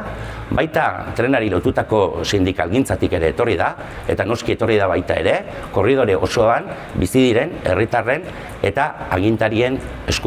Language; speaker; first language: Basque; native; Basque